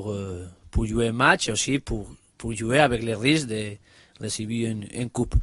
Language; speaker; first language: French; non-native, learner; Spanish